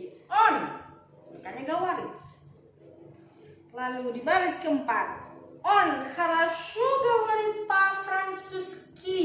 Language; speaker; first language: Russian; non-native, learner; Indonesian